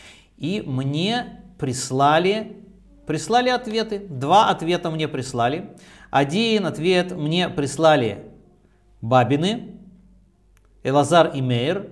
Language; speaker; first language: Russian; native; Russian